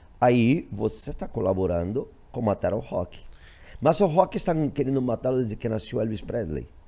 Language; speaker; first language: Portuguese; non-native, fluent; Spanish